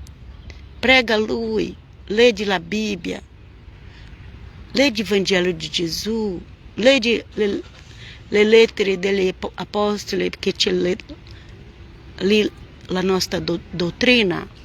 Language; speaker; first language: Italian; non-native, fluent; Portuguese